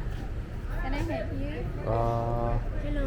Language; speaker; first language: English; non-native, learner; Vietnamese